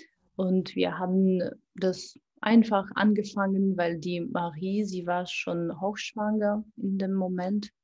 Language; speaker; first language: German; non-native, fluent; Georgian